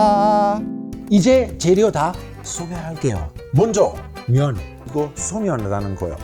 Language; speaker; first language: Korean; non-native, learner; Italian